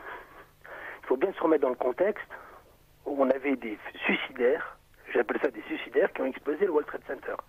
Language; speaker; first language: French; native; French